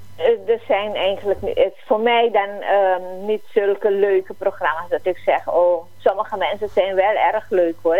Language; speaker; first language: Dutch; non-native, local second language; Caribbean Hindustani